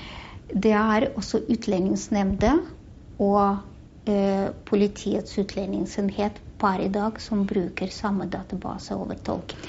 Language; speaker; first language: Norwegian; non-native, fluent; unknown